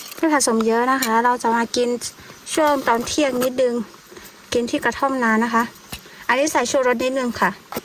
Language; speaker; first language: Thai; non-native, local second language; Karen languages